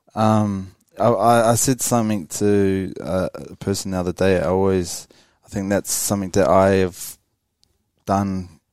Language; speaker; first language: English; native; English